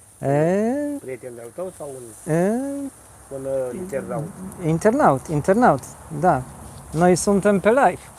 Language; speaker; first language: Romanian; non-native, learner; Polish